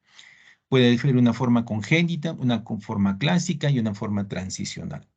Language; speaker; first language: Spanish; native; Spanish